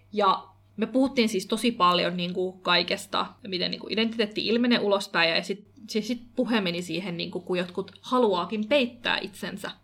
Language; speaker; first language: Finnish; early bilingual, other home language; Kurdish